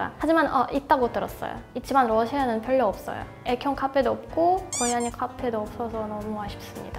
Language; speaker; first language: Korean; non-native, fluent; Russian